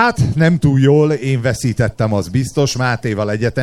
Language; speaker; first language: Hungarian; native; Hungarian